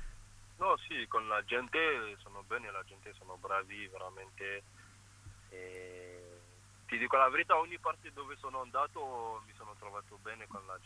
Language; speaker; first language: Italian; non-native, fluent; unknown